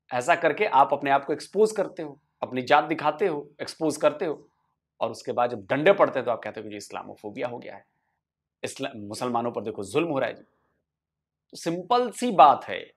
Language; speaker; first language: Hindi; native; Hindi